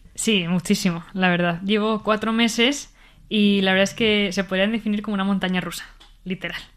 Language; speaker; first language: Spanish; native; Spanish